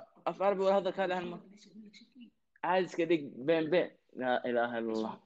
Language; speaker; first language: Arabic; non-native, learner; Somali